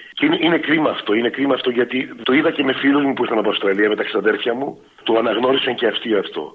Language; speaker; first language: Greek; early bilingual, heritage; Greek